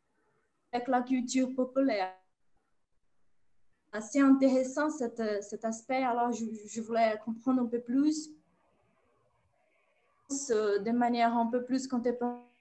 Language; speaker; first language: French; non-native, fluent; Portuguese